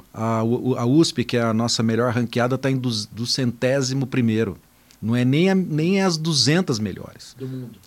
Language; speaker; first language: Portuguese; native; Portuguese